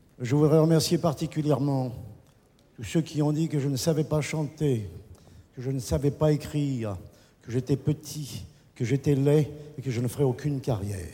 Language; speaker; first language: French; early bilingual, other home language; Arabic